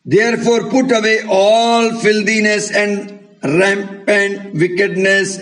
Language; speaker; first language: English; non-native, local second language; Hindi